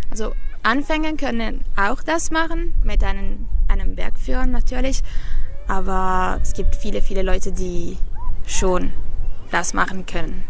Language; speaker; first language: German; non-native, fluent; Italian